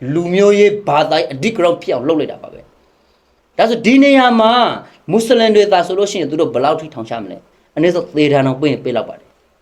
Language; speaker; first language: Burmese; native; Burmese